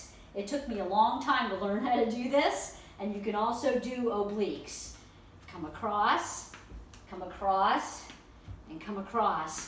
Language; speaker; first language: English; native; English